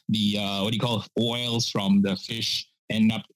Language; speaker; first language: English; non-native, local second language; Min Nan Chinese